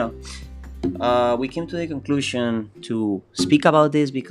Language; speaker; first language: English; non-native, fluent; Spanish